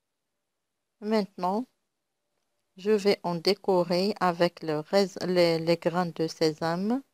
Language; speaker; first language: French; non-native, local second language; Arabic